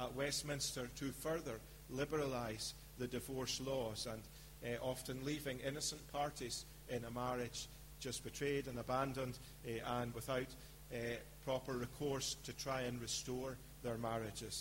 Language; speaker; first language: English; native; English